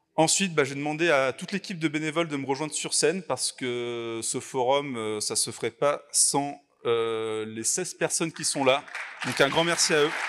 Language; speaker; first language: French; native; French